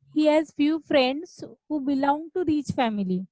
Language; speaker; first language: English; non-native, local second language; Marathi